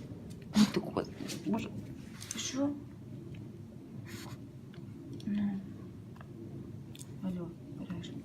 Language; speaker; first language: Russian; native; Russian